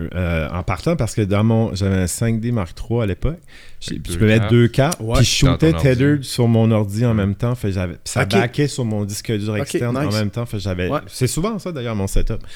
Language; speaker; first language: French; native; French